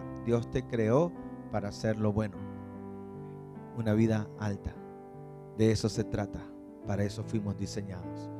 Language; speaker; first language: Spanish; native; Spanish